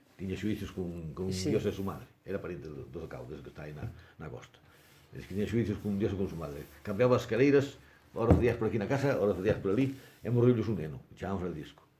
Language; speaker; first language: Galician; native; Galician